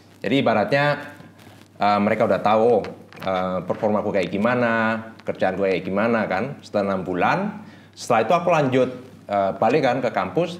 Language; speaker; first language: Indonesian; native; Indonesian